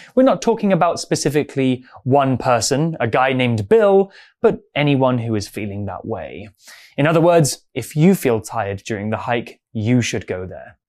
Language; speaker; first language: English; native; English